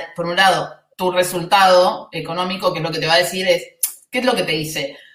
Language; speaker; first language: Spanish; native; Spanish